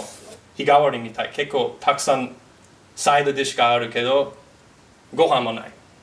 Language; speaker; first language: Japanese; non-native, fluent; English